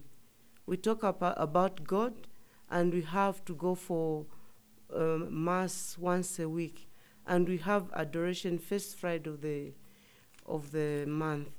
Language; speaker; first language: English; non-native, local second language; Nyanja